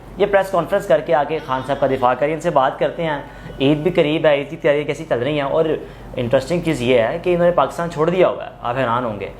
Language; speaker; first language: Urdu; native; Urdu